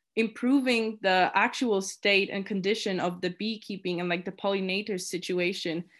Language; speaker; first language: English; non-native, fluent; Polish